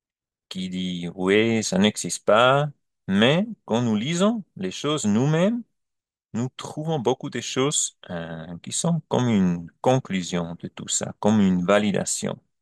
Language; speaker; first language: French; non-native, learner; German